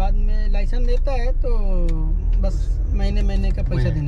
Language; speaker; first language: Hindi; native; Hindi